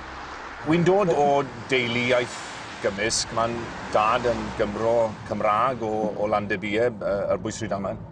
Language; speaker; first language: Welsh; native; Welsh